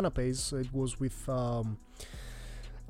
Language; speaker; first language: English; non-native, fluent; Greek